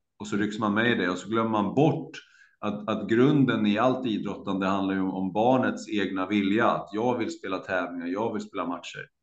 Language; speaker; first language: Swedish; native; Swedish